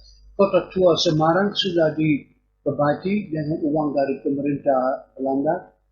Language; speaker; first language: Indonesian; non-native, fluent; Dutch